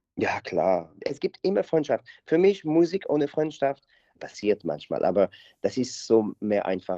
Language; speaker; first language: German; non-native, learner; French